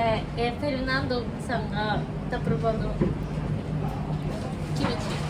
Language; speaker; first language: Portuguese; non-native, learner; Japanese